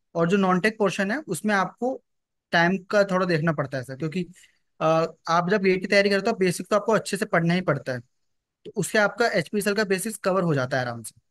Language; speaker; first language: Hindi; native; Hindi